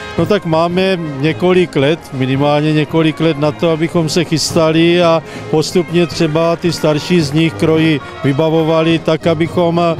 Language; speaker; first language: Czech; native; Czech